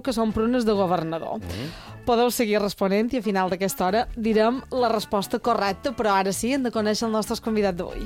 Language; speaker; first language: Catalan; native; Catalan